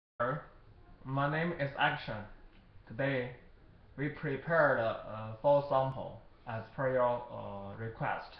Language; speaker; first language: English; non-native, learner; Chinese